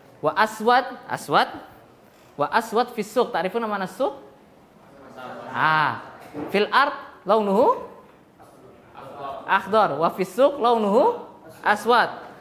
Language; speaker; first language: Arabic; non-native, fluent; Indonesian